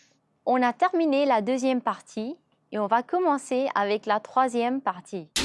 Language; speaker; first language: French; non-native, fluent; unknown